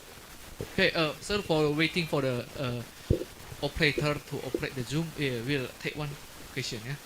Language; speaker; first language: English; non-native, fluent; Indonesian